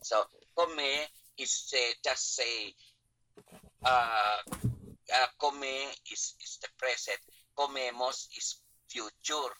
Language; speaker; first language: English; non-native, local second language; Chavacano